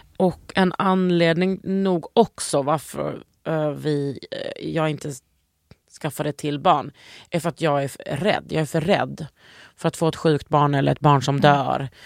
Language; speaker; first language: Swedish; native; Swedish